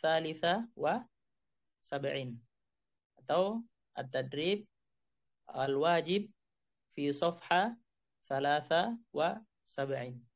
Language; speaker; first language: Arabic; non-native, fluent; Indonesian